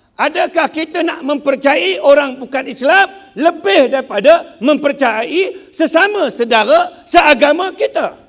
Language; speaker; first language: Malay; non-native, local second language; Chinese